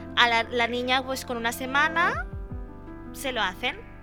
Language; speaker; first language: Spanish; early bilingual, other home language; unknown